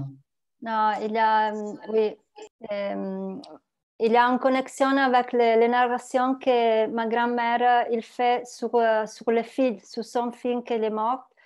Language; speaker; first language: French; non-native, learner; Italian